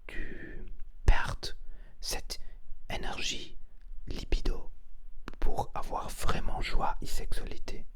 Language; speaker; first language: French; non-native, learner; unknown